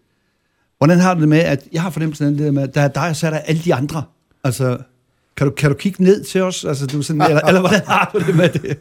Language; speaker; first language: Danish; native; Danish